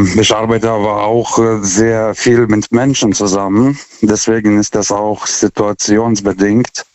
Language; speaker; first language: German; non-native, fluent; Lithuanian